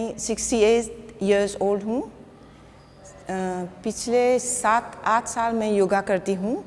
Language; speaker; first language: Hindi; non-native, local second language; Morisyen